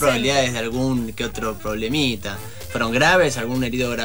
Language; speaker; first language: Spanish; native; Spanish